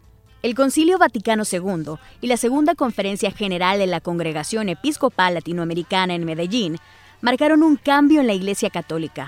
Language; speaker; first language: Spanish; native; Spanish